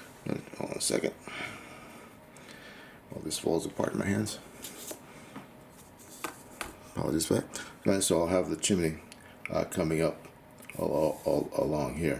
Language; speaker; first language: English; native; English